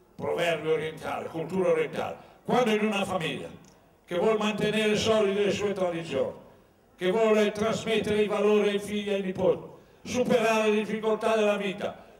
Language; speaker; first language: Italian; native; Italian